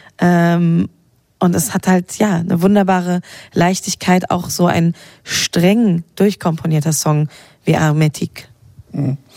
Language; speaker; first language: German; native; German